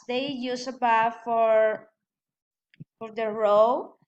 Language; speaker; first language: English; non-native, learner; Spanish